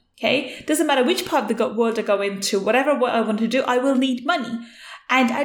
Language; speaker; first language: English; native; English